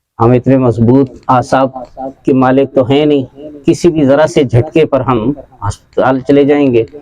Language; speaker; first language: Urdu; native; Urdu